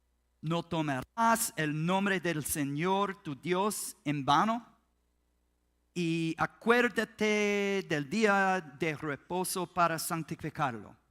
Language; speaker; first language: Spanish; non-native, learner; English